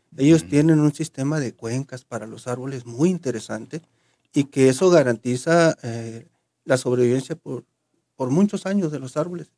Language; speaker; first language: Spanish; native; Spanish